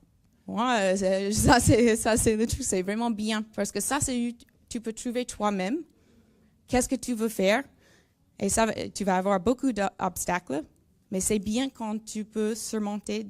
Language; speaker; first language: French; non-native, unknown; English